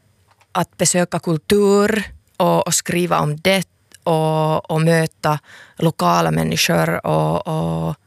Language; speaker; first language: Swedish; non-native, local second language; Finnish